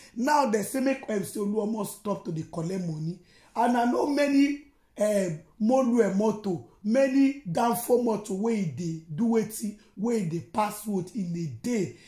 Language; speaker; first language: Nigerian Pidgin; non-native, local second language; Yoruba